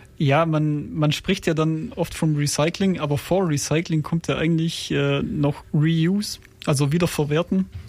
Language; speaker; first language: German; native; German